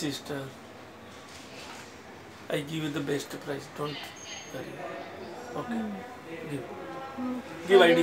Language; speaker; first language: English; non-native, learner; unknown